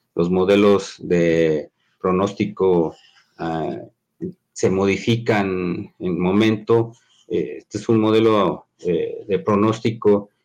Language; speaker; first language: Spanish; native; Spanish